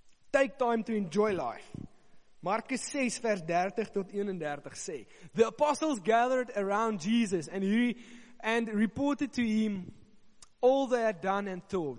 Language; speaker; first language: English; non-native, local second language; Afrikaans